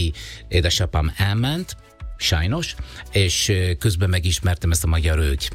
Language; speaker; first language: Hungarian; non-native, learner; Italian